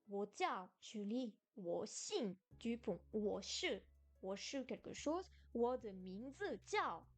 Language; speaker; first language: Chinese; non-native, learner; French